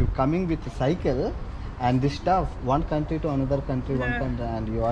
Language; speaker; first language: English; non-native, learner; Telugu